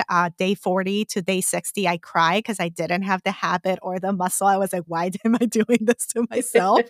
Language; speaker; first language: English; non-native, fluent; Korean